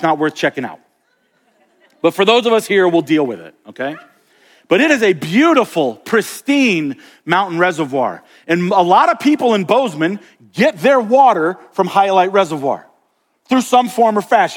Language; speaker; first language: English; native; English